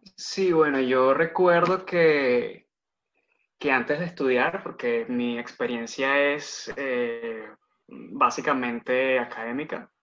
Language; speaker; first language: Spanish; native; Spanish